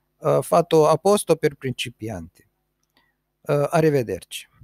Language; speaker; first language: Italian; non-native, learner; Romanian